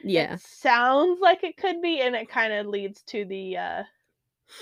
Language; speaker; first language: English; native; English